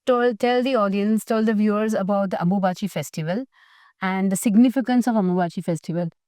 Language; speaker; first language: English; non-native, local second language; Gujarati